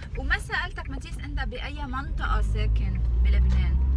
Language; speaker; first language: Arabic; native; Arabic